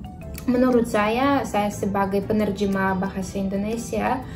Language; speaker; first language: Indonesian; non-native, fluent; Russian